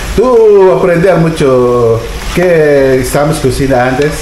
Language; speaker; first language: Spanish; non-native, learner; Filipino